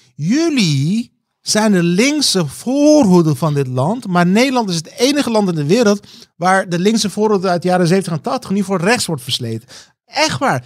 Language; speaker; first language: Dutch; early bilingual, other home language; Turkish